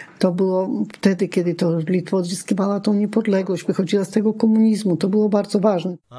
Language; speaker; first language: Polish; non-native, local second language; Lithuanian